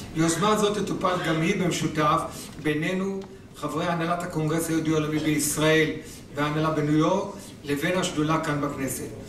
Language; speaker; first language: Hebrew; native; Hebrew